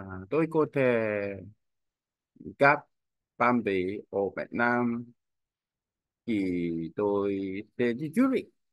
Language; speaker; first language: Vietnamese; non-native, learner; Korean